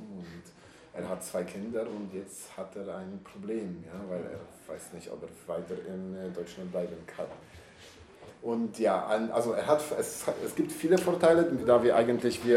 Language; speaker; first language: German; non-native, learner; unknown